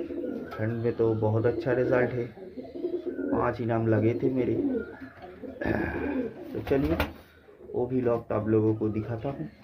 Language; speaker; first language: Hindi; non-native, local second language; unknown